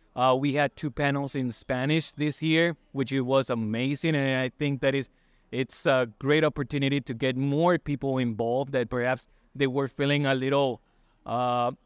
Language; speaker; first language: English; non-native, fluent; Spanish